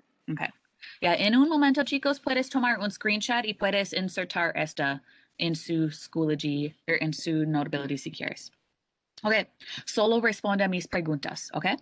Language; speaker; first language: Spanish; non-native, learner; English